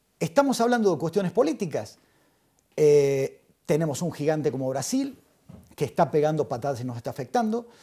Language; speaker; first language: Spanish; native; Spanish